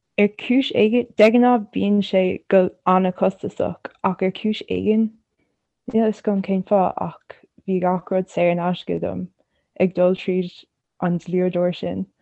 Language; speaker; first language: Irish; non-native, local second language; English